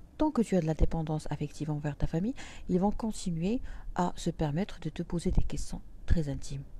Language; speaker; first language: French; non-native, local second language; Arabic